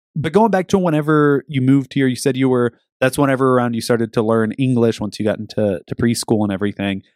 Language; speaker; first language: English; native; English